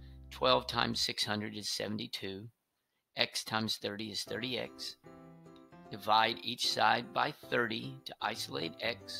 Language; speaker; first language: English; native; English